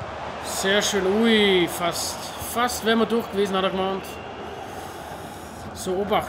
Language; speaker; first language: German; native; German